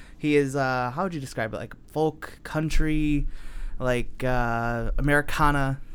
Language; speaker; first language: English; native; English